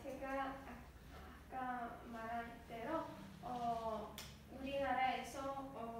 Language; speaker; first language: Korean; non-native, learner; Azerbaijani